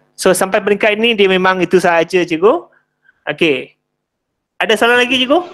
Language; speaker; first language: Malay; non-native, local second language; Tamil